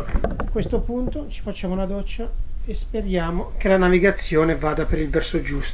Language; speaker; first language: Italian; native; Italian